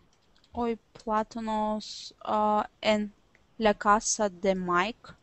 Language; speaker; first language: Spanish; non-native, learner; Russian